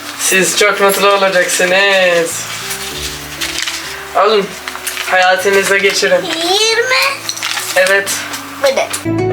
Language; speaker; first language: Turkish; non-native, fluent; Urdu